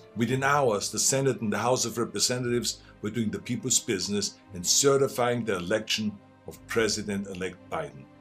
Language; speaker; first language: English; non-native, fluent; German